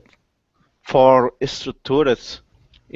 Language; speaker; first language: English; non-native, learner; Spanish